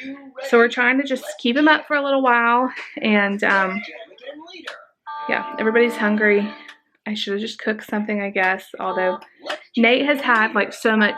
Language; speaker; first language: English; native; English